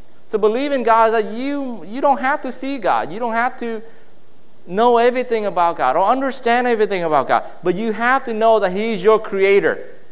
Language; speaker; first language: English; early bilingual, other home language; Vietnamese